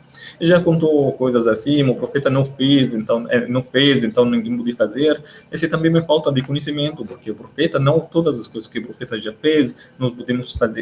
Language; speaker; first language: Portuguese; non-native, learner; Arabic